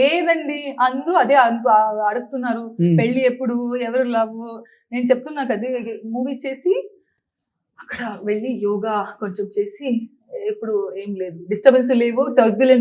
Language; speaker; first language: Telugu; non-native, local second language; Tulu